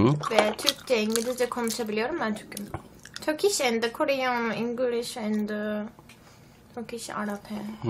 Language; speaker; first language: Korean; non-native, learner; Turkish